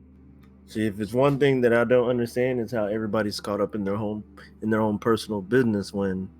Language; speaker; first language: English; native; English